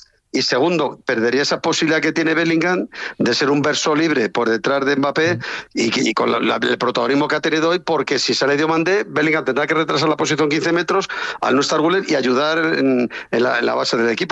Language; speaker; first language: Spanish; native; Spanish